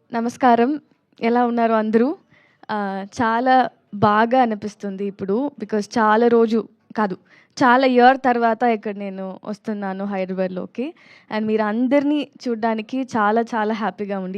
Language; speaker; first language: Telugu; non-native, learner; Tamil